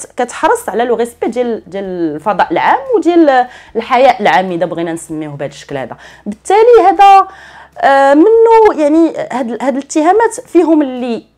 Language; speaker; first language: Arabic; native; Arabic